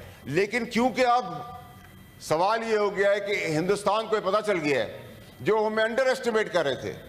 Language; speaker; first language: Urdu; native; Urdu